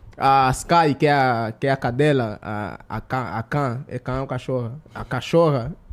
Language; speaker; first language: Portuguese; native; Portuguese